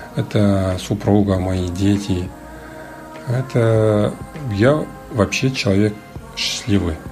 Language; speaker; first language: Russian; early bilingual, other home language; Mongolian